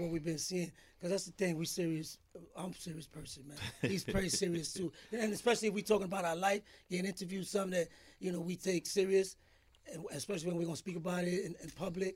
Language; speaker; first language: English; early bilingual, other home language; Spanish